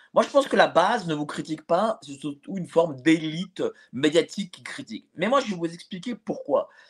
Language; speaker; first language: French; native; French